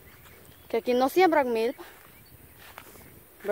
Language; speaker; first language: Spanish; native; Spanish